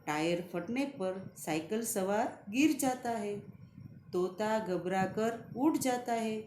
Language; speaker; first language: Hindi; non-native, local second language; Gujarati